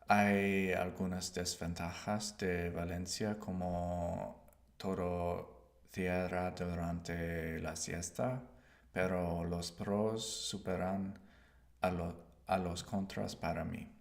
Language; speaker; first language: Spanish; non-native, learner; English